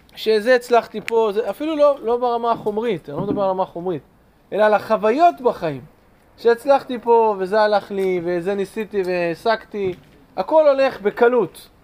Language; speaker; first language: Hebrew; native; Hebrew